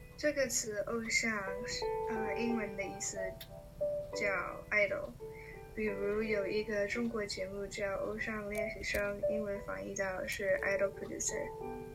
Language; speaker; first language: Chinese; non-native, learner; English